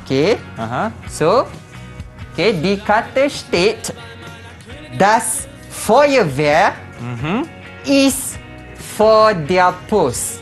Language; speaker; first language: German; non-native, fluent; Malay